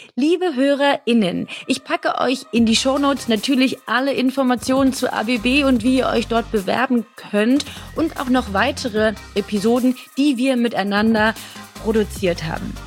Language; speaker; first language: German; native; German